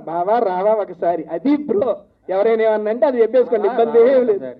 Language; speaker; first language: Telugu; native; Telugu